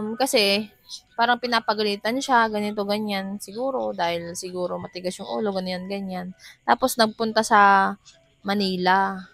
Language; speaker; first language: Filipino; non-native, local second language; Iloko